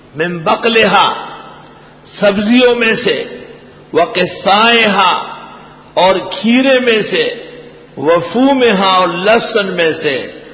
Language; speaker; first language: Urdu; non-native, local second language; Pashto